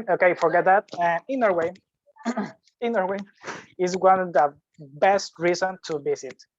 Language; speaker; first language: English; non-native, learner; Spanish